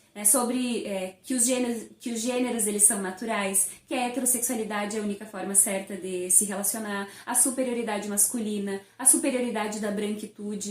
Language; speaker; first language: Portuguese; native; Portuguese